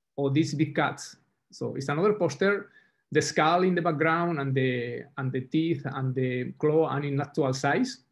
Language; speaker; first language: English; non-native, fluent; Spanish